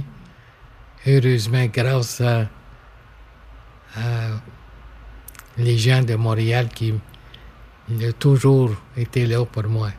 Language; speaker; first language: French; non-native, local second language; English